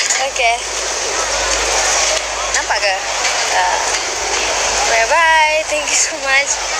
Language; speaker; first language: Indonesian; non-native, local second language; Malay